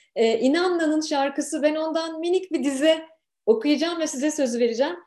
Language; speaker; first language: Turkish; native; Turkish